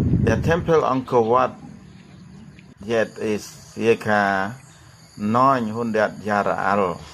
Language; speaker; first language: German; non-native, learner; Khmer